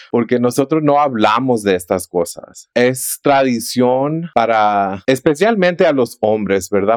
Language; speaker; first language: Spanish; early bilingual, heritage; Spanish